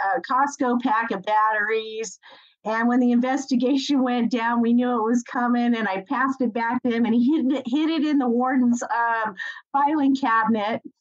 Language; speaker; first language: English; native; English